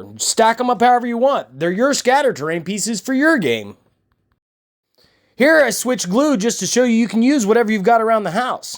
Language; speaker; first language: English; native; English